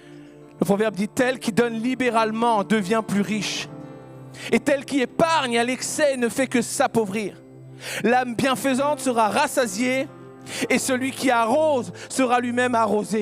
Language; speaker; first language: French; native; French